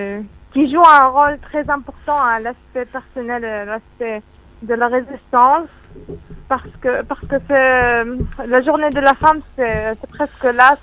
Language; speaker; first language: French; non-native, learner; Arabic